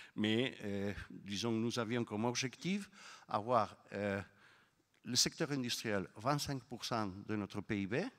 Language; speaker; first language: French; non-native, fluent; Spanish